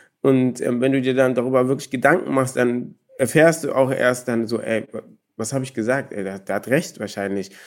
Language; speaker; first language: German; early bilingual, other home language; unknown